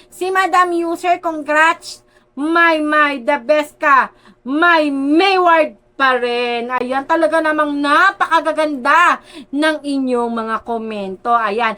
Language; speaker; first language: Filipino; native; Filipino